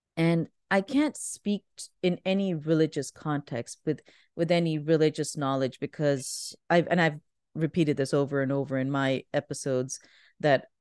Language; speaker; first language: English; non-native, local second language; Urdu